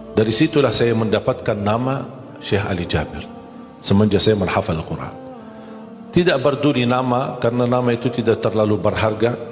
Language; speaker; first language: Malay; non-native, fluent; Arabic